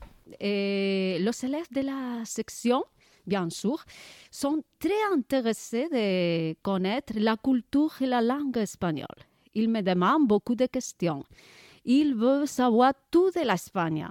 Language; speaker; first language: French; non-native, learner; Spanish